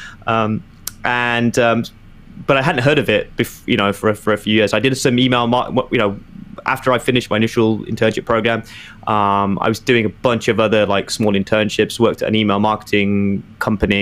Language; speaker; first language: English; native; English